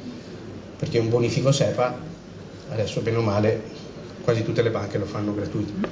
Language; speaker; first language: Italian; native; Italian